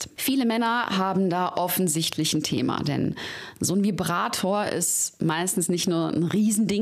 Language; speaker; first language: German; native; German